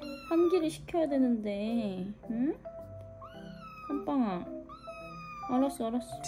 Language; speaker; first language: Korean; native; Korean